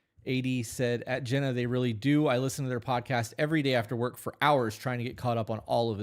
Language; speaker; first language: English; native; English